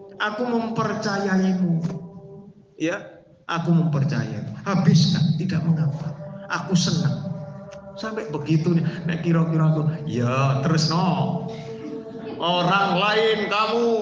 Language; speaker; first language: Indonesian; non-native, local second language; Javanese